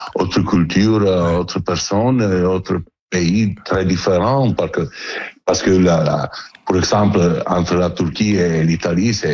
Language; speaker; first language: French; non-native, learner; Italian